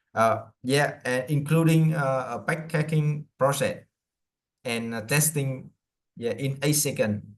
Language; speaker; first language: English; non-native, learner; Vietnamese